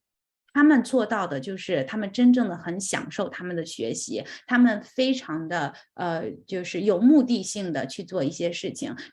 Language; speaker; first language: Chinese; native; Chinese